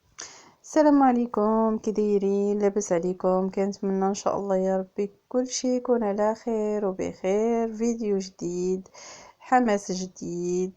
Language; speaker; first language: Arabic; native; Arabic